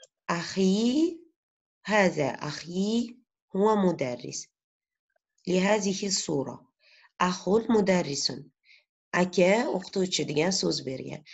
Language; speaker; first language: Arabic; non-native, fluent; Uzbek